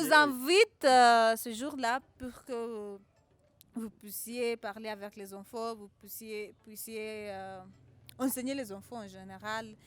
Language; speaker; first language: French; non-native, fluent; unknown